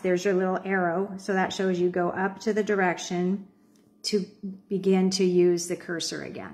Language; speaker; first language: English; native; English